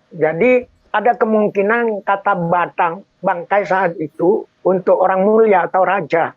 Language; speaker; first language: Indonesian; non-native, local second language; Madurese